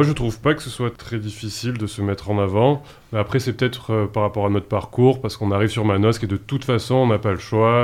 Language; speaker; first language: French; native; French